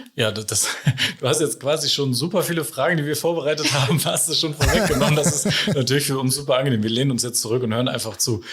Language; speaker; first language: German; native; German